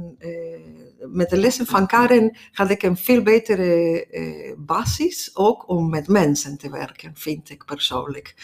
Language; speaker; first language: Dutch; non-native, fluent; Spanish